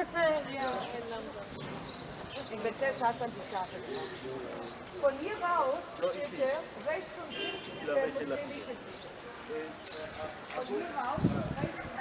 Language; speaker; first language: German; non-native, fluent; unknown